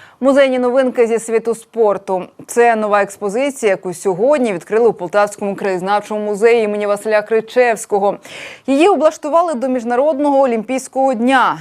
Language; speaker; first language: Ukrainian; native; Ukrainian